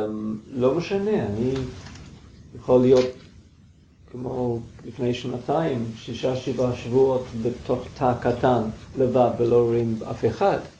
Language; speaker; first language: Hebrew; non-native, fluent; English